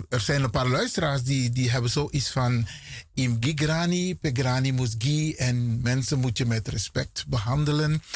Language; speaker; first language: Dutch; native; Dutch